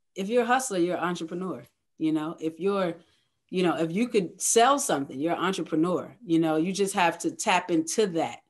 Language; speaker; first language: English; native; English